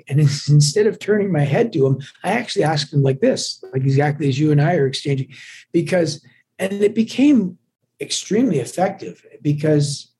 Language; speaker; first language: English; native; English